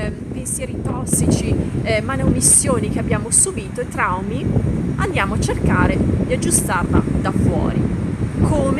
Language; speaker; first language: Italian; native; Italian